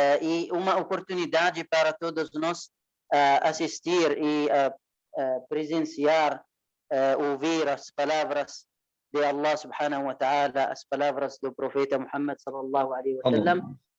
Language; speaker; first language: Portuguese; non-native, fluent; Arabic